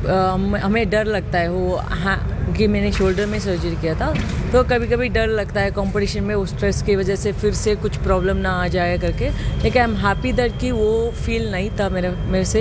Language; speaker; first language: Hindi; non-native, local second language; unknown